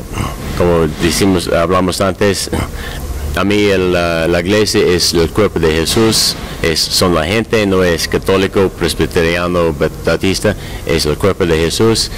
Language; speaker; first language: Spanish; non-native, learner; English